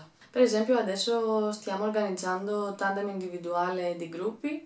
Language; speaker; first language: Italian; non-native, learner; Greek